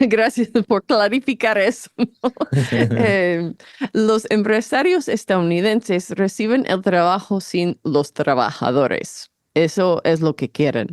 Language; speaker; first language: Spanish; non-native, fluent; English